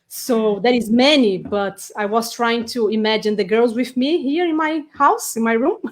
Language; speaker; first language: English; non-native, fluent; Portuguese